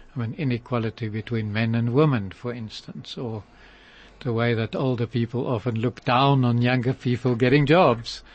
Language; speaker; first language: English; native; English